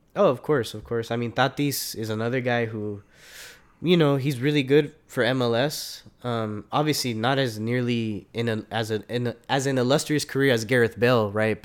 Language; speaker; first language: English; early bilingual, other home language; Spanish